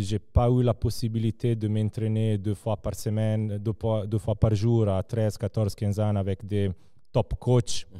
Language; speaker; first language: French; non-native, local second language; Serbian